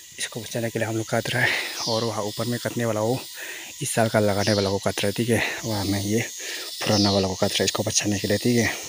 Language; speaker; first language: Hindi; non-native, local second language; Nepali